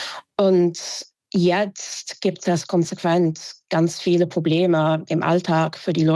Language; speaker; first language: German; non-native, fluent; English